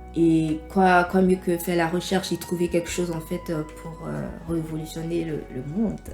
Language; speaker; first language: French; native; French